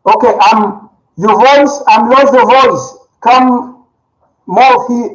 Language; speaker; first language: English; non-native, learner; Spanish